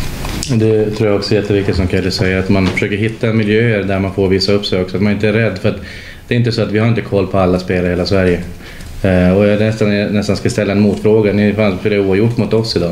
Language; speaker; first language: Swedish; native; Swedish